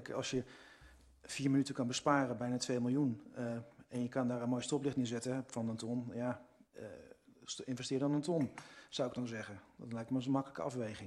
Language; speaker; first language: Dutch; native; Dutch